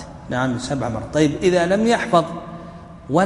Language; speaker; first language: Arabic; native; Arabic